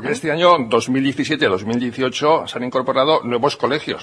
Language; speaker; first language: Spanish; native; Spanish